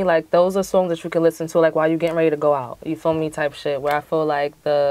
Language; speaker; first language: English; native; English